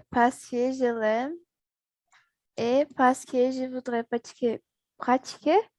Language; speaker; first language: French; non-native, learner; Portuguese